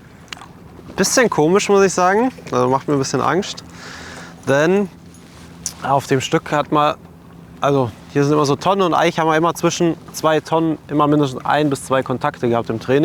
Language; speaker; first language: German; native; German